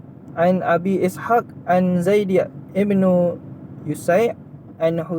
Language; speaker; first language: Arabic; non-native, learner; Malay